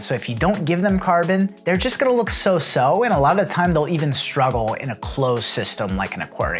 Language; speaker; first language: English; native; English